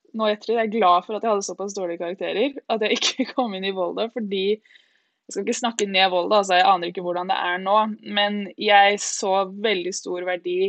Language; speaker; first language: Norwegian; native; Norwegian